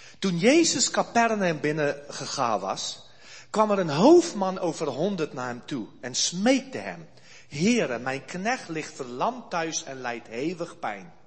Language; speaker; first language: Dutch; early bilingual, heritage; Dutch